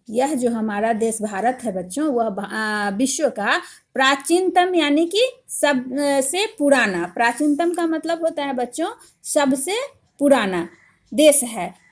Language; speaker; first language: Hindi; native; Hindi